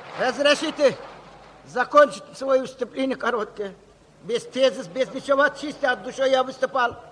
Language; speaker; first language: Russian; non-native, local second language; Uzbek